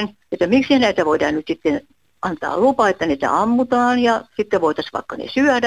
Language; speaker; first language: Finnish; native; Finnish